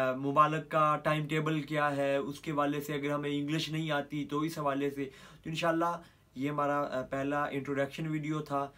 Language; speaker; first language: Urdu; non-native, local second language; Punjabi